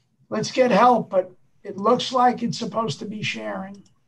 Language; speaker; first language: English; native; English